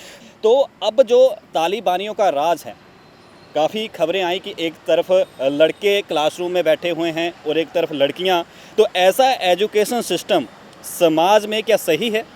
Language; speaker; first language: Hindi; native; Hindi